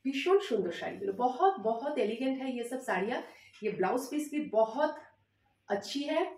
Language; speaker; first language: Hindi; non-native, local second language; Bangla